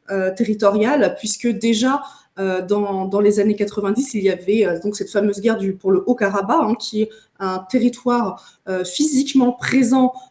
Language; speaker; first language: French; native; French